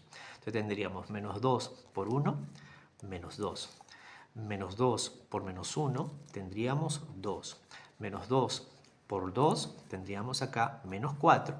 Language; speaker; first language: Spanish; native; Spanish